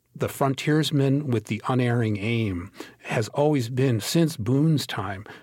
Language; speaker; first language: English; native; English